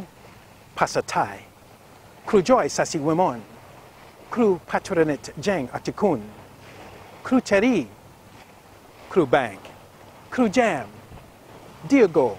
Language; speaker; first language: Thai; non-native, learner; English